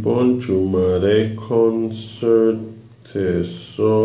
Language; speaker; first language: Korean; non-native, learner; English